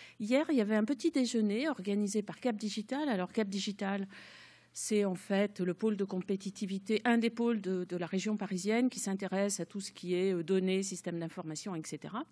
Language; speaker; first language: French; native; French